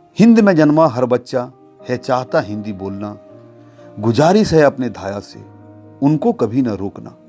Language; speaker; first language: Hindi; native; Hindi